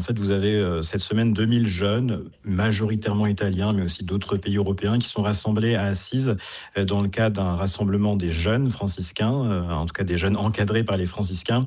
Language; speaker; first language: French; native; French